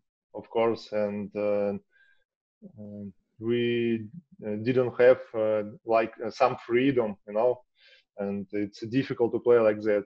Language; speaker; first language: English; non-native, learner; Russian